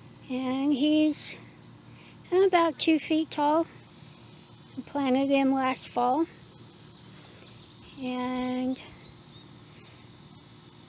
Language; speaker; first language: English; native; English